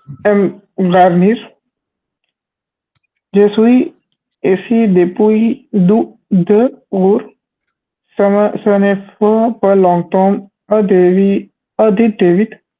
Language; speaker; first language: French; non-native, learner; Hindi